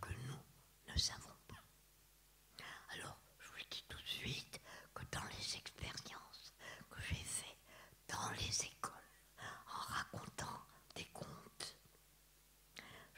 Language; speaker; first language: French; native; French